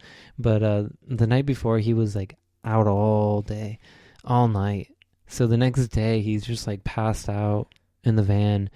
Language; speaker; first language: English; native; English